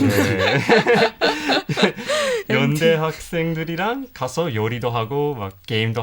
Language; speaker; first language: Korean; non-native, fluent; English